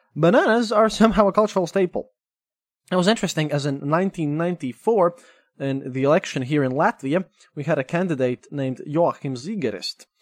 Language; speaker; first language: English; non-native, fluent; Russian